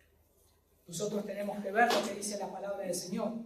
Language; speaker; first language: Spanish; native; Spanish